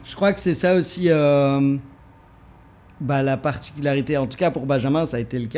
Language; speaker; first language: French; native; French